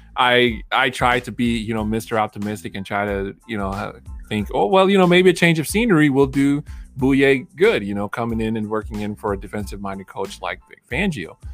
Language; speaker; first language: English; early bilingual, other home language; Spanish